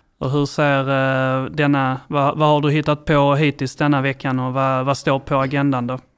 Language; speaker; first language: Swedish; native; Swedish